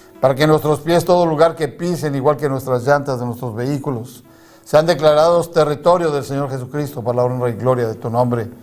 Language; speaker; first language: Spanish; native; Spanish